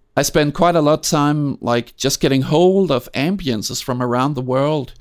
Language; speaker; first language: English; non-native, fluent; Danish